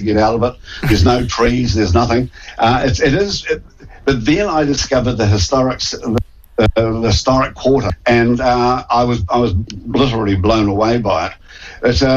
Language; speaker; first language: English; native; English